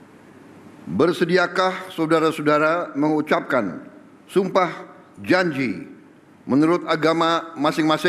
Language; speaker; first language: Indonesian; native; Indonesian